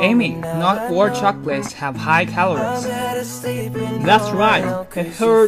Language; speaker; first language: English; non-native, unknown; Chinese